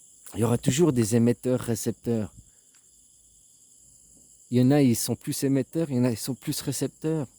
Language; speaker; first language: French; native; French